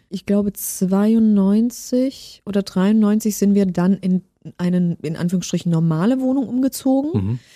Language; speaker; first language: German; early bilingual, other home language; Polish